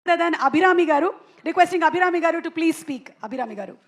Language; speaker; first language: Telugu; native; Telugu